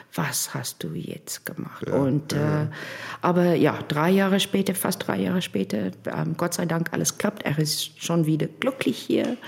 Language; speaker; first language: German; non-native, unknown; English